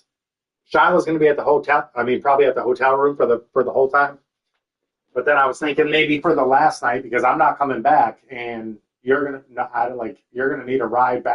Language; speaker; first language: English; native; English